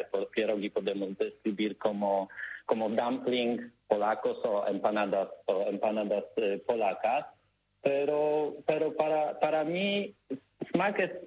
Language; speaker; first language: Spanish; non-native, learner; Polish